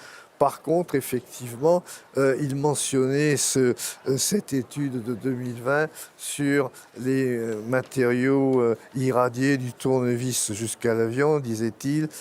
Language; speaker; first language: French; native; French